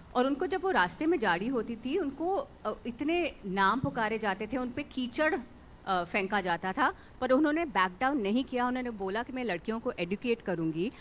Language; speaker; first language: Hindi; native; Hindi